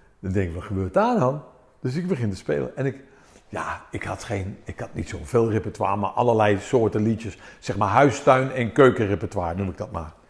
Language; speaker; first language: Dutch; early bilingual, other home language; Armenian